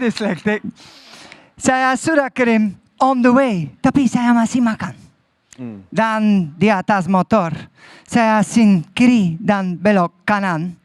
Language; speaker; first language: Indonesian; non-native, learner; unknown